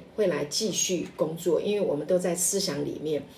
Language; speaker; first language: Chinese; non-native, local second language; Min Nan Chinese